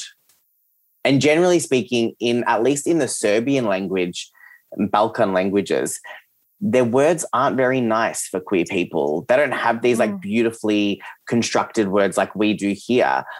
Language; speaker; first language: English; early bilingual, other home language; Serbian